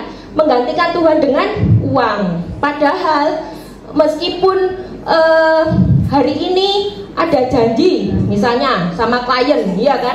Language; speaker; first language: Indonesian; native; Indonesian